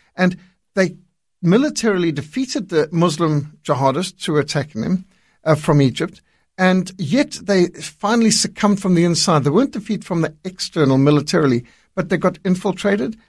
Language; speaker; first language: English; native; English